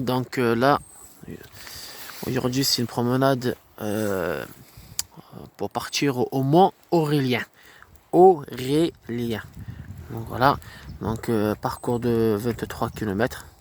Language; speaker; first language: French; native; French